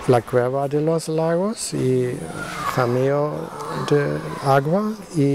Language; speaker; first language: Spanish; non-native, learner; German